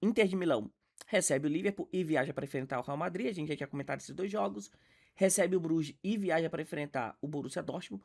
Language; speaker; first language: Portuguese; native; Portuguese